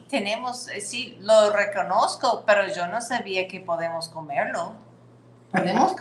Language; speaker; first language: Spanish; non-native, fluent; English